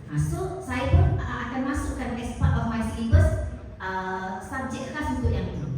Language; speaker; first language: Malay; native; Malay